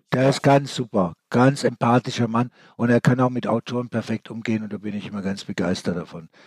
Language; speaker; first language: German; native; German